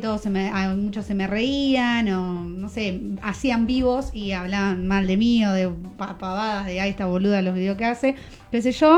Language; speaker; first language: Spanish; native; Spanish